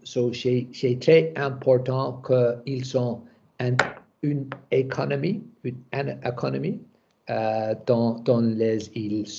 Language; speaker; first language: French; non-native, learner; English